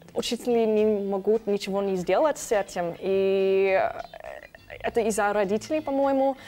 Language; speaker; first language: Russian; non-native, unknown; English